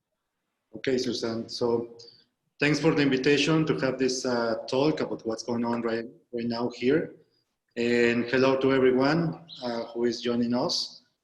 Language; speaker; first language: English; non-native, fluent; Spanish